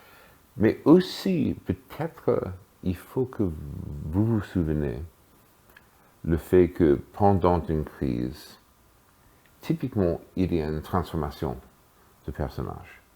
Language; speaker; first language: French; non-native, fluent; English